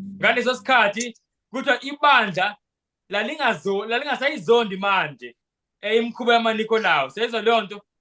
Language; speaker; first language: Zulu; non-native, local second language; Xhosa